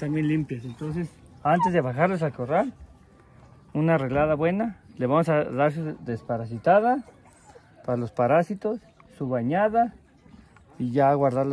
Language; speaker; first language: Spanish; native; Spanish